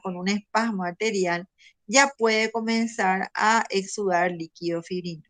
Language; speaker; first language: Spanish; native; Spanish